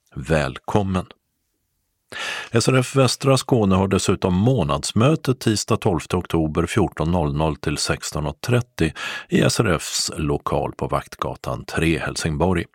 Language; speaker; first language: Swedish; native; Swedish